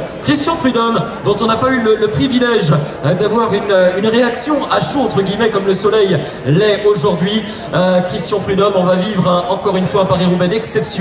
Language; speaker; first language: French; native; French